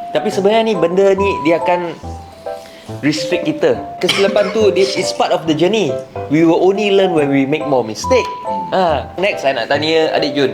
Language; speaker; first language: Malay; non-native, local second language; Chinese